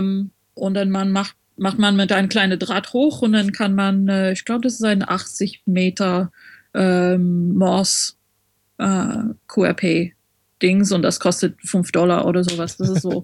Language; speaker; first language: German; non-native, learner; French